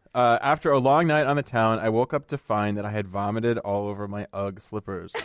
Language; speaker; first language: English; native; English